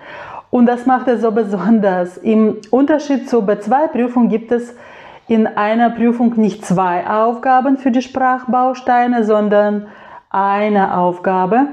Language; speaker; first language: German; non-native, fluent; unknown